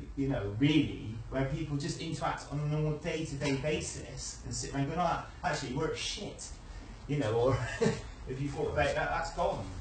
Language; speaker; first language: English; native; English